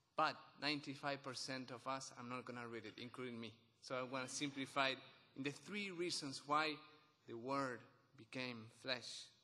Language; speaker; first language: English; non-native, fluent; Spanish